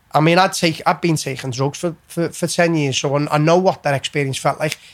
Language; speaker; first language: English; native; English